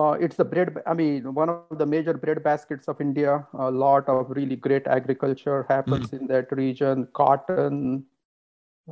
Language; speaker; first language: English; non-native, local second language; Hindi